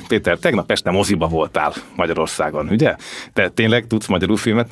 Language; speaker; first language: Hungarian; native; Hungarian